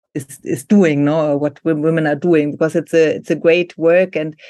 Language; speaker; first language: English; non-native, fluent; German